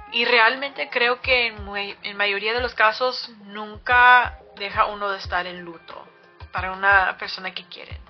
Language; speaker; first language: Spanish; early bilingual, other home language; English